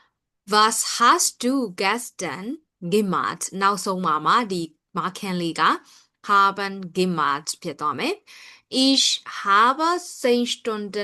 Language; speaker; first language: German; non-native, fluent; Burmese